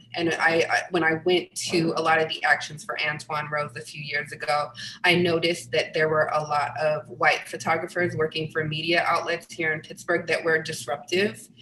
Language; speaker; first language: English; native; English